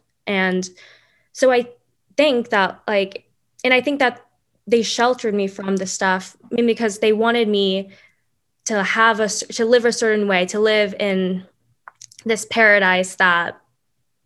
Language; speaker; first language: English; native; English